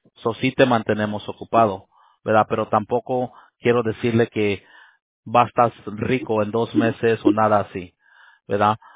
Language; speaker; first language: Spanish; early bilingual, heritage; Spanish